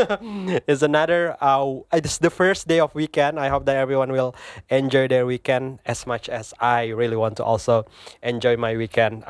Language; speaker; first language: English; non-native, fluent; Indonesian